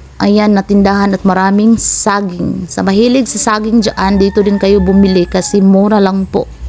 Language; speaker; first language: Filipino; non-native, local second language; Cebuano